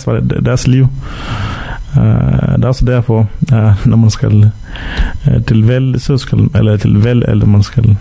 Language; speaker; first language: Danish; non-native, fluent; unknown